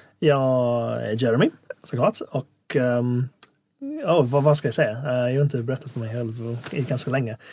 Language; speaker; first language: Swedish; non-native, fluent; English